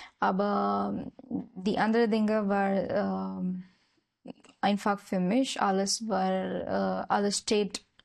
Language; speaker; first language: German; non-native, learner; Marathi